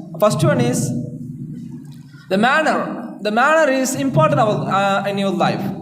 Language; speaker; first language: English; non-native, local second language; Tamil